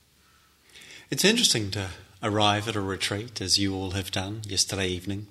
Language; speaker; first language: English; native; English